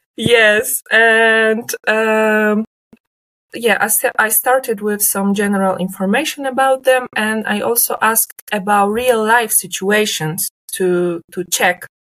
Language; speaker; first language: English; non-native, fluent; Polish